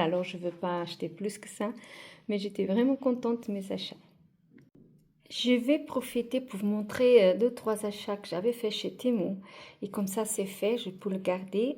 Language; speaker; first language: French; non-native, fluent; Portuguese